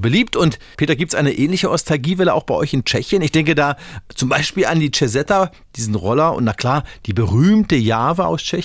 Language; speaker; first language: German; native; German